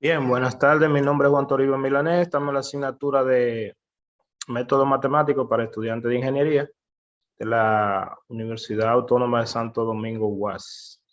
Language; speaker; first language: Spanish; native; Spanish